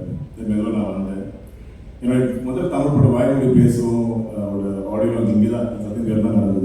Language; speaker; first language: Tamil; non-native, fluent; Malayalam